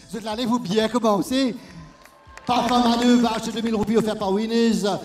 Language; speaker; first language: French; non-native, local second language; Morisyen